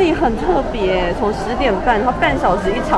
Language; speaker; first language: Chinese; native; Chinese